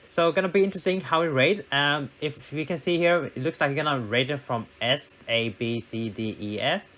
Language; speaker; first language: English; non-native, fluent; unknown